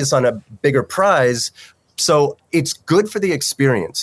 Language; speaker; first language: English; native; English